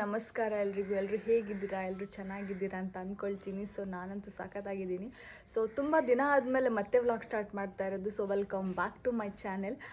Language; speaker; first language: Kannada; non-native, local second language; Konkani